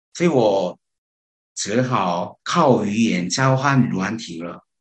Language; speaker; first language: Chinese; non-native, learner; Korean